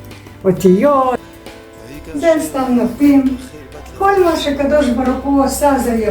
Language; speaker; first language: Hebrew; non-native, fluent; Russian